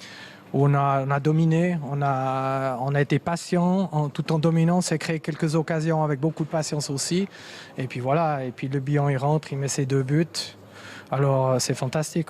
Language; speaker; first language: French; native; French